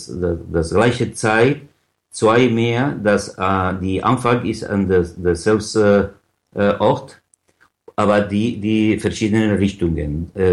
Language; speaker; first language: German; non-native, learner; Catalan